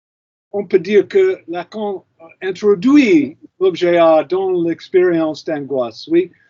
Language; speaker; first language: French; non-native, fluent; English